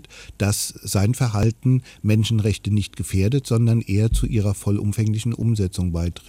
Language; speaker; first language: German; native; German